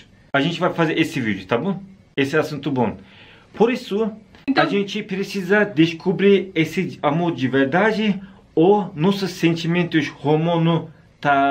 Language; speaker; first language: Portuguese; non-native, learner; Turkish